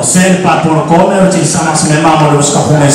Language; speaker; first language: Swedish; non-native, fluent; Lingala